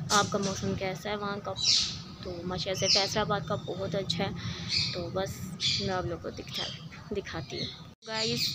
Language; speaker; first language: Urdu; native; Urdu